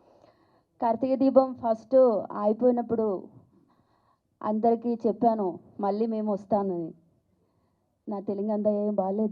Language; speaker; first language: Telugu; non-native, learner; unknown